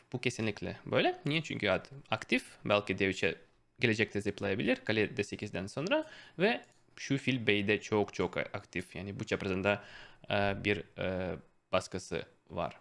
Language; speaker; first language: Turkish; non-native, fluent; Russian